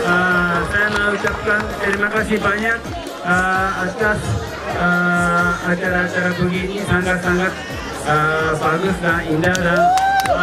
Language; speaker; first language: Indonesian; non-native, fluent; Japanese